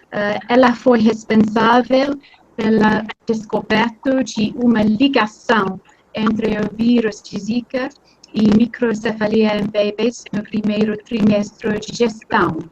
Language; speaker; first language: Portuguese; non-native, fluent; English